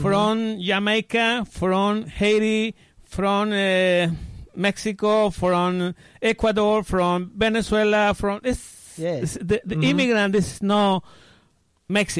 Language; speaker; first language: English; non-native, learner; Spanish